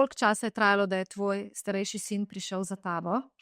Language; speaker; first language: Slovenian; native; Slovenian